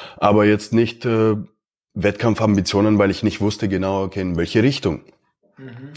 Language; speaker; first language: German; early bilingual, other home language; Romanian